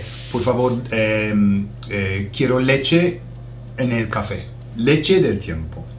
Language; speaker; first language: Spanish; non-native, fluent; English